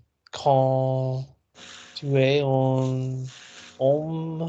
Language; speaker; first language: French; non-native, learner; English